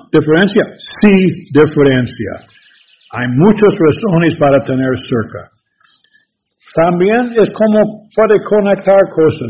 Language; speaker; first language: Spanish; non-native, learner; English